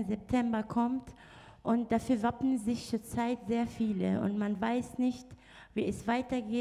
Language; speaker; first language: German; non-native, fluent; Arabic